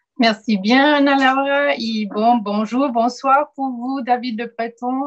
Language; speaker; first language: French; non-native, fluent; Spanish